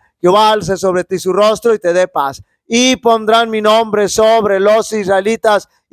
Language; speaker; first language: Spanish; native; Spanish